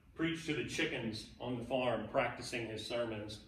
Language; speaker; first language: English; native; English